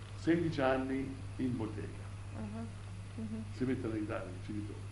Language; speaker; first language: Italian; early bilingual, heritage; Italian